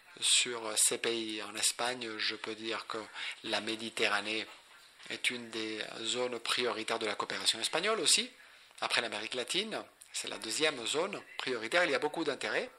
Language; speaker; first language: French; non-native, fluent; Spanish